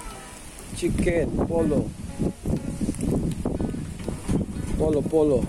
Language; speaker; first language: Italian; non-native, learner; Filipino